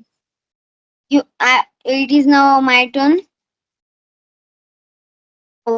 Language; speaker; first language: English; non-native, learner; Marathi